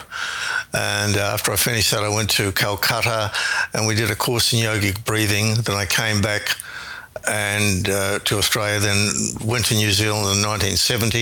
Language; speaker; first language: English; native; English